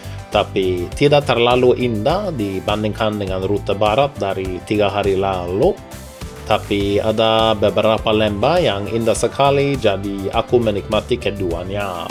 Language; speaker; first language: Indonesian; non-native, fluent; Norwegian